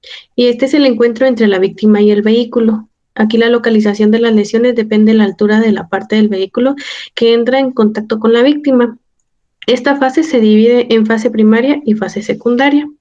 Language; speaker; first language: Spanish; native; Spanish